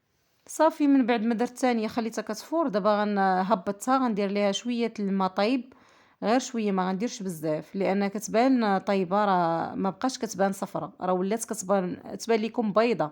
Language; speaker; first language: Arabic; native; Arabic